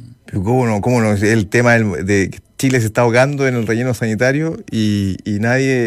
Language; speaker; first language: Spanish; native; Spanish